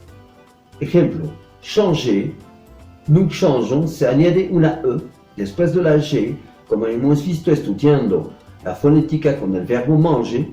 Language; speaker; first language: Spanish; non-native, fluent; French